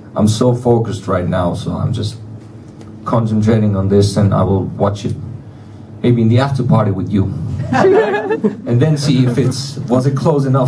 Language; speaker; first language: English; non-native, fluent; Finnish